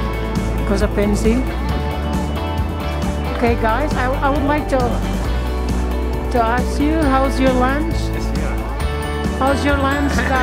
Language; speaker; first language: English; non-native, local second language; Filipino